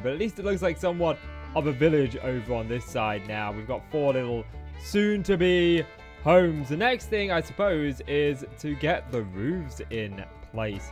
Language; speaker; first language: English; native; English